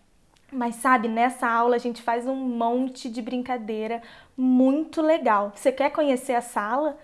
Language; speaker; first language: Portuguese; native; Portuguese